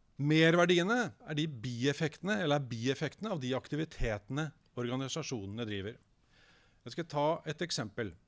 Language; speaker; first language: Norwegian; native; Norwegian